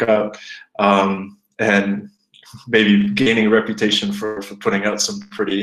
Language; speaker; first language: English; native; English